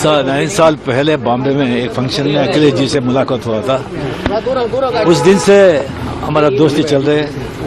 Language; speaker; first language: Hindi; non-native, local second language; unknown